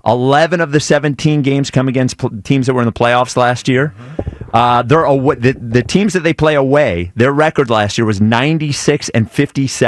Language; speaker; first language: English; native; English